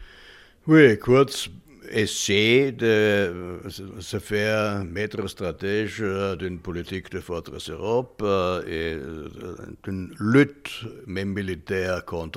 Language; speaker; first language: French; non-native, fluent; German